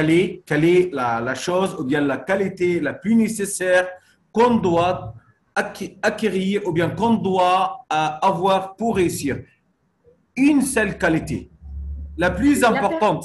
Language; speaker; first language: French; non-native, fluent; Arabic